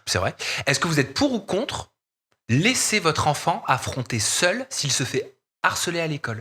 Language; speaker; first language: French; native; French